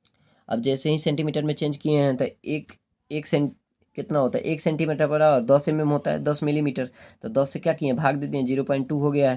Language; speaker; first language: Hindi; native; Hindi